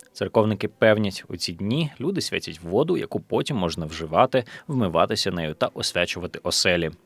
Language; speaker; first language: Ukrainian; native; Ukrainian